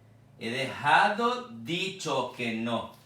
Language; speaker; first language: Spanish; non-native, fluent; Portuguese